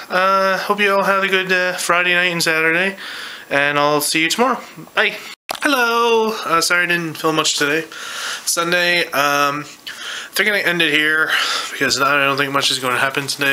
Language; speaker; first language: English; native; English